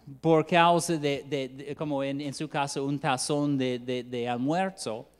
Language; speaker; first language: Spanish; non-native, fluent; English